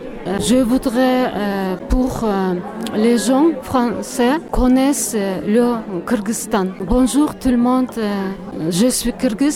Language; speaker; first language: French; non-native, learner; Kyrgyz